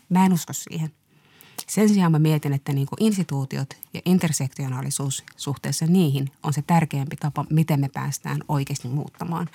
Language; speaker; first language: Finnish; early bilingual, other home language; Somali